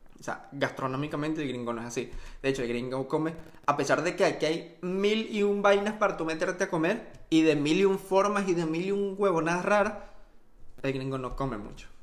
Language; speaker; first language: Spanish; native; Spanish